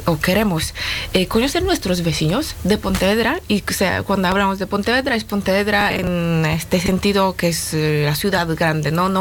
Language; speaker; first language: Spanish; non-native, learner; Polish